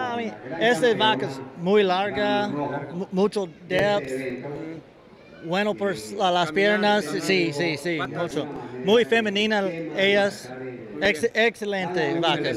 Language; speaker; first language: Spanish; non-native, learner; English